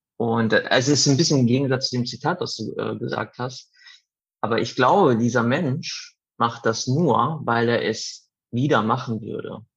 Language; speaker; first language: German; early bilingual, other home language; Italian